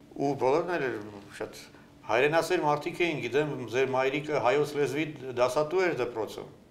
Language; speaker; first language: Armenian; native; Armenian